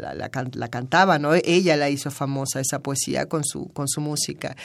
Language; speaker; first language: Spanish; native; Spanish